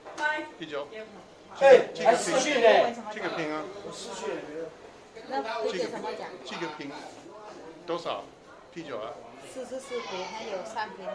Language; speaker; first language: Chinese; non-native, learner; English